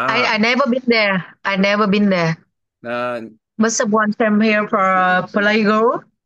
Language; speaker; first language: English; non-native, learner; Vietnamese